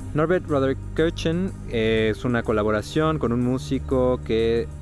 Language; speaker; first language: Spanish; native; Spanish